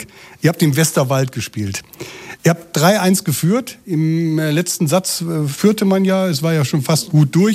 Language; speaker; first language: German; native; German